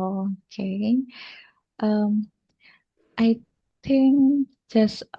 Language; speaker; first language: English; non-native, learner; Indonesian